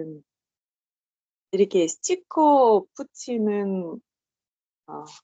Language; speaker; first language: Korean; non-native, learner; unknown